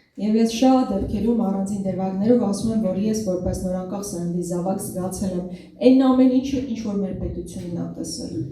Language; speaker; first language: Armenian; native; Armenian